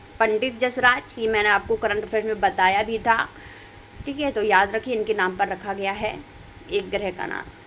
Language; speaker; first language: Hindi; native; Hindi